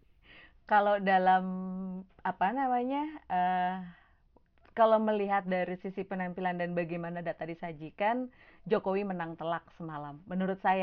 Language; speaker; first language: Indonesian; native; Indonesian